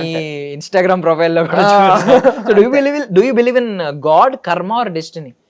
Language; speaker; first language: Telugu; native; Telugu